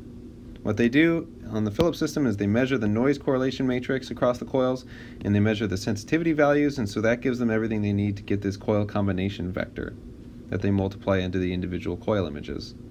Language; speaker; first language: English; native; English